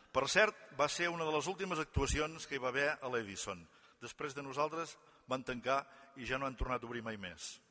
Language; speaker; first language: Catalan; native; Catalan